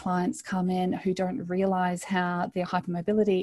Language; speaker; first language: English; native; English